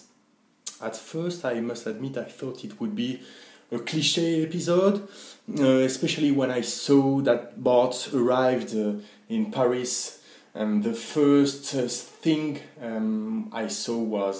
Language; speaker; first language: English; non-native, fluent; French